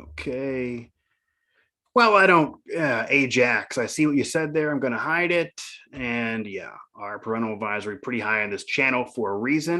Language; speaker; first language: English; native; English